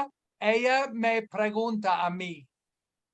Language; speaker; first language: Spanish; non-native, fluent; English